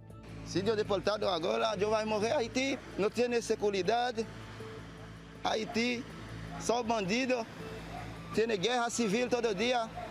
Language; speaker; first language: Portuguese; non-native, learner; Haitian Creole